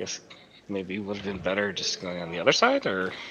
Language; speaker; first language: English; native; English